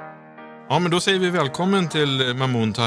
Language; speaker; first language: Swedish; native; Swedish